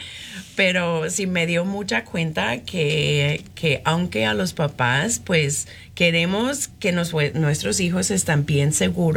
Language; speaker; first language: Spanish; non-native, fluent; English